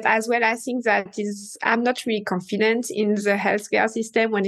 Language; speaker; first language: English; non-native, fluent; French